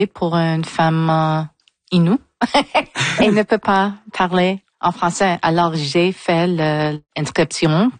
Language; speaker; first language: French; non-native, local second language; English